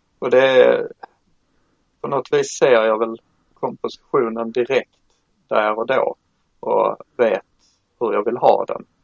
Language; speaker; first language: Swedish; native; Swedish